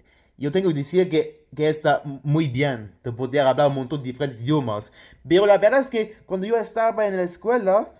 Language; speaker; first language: Spanish; non-native, fluent; Luxembourgish